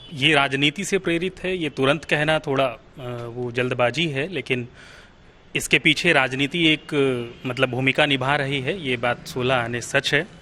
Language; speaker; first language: Hindi; native; Hindi